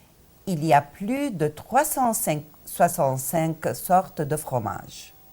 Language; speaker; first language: French; non-native, fluent; Arabic